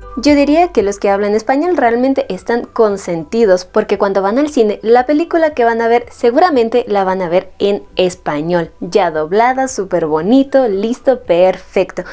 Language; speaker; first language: Spanish; non-native, fluent; Latvian